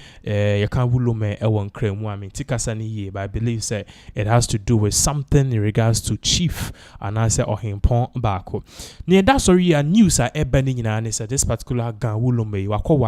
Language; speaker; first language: English; non-native, local second language; Akan